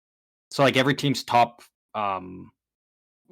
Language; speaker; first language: English; native; English